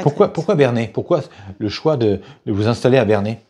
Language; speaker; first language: French; native; French